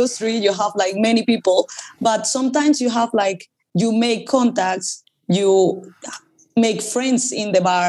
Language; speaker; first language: English; non-native, learner; Spanish